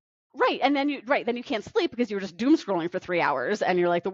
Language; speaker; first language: English; native; English